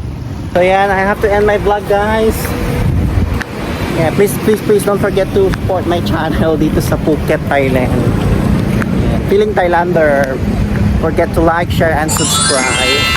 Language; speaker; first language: English; non-native, local second language; Filipino